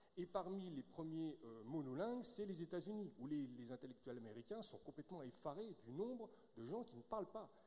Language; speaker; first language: French; native; French